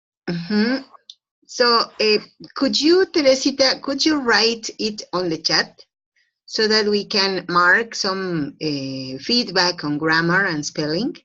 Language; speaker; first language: English; non-native, fluent; Spanish